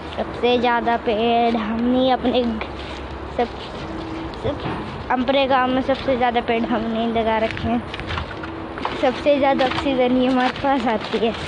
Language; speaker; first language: Hindi; native; Hindi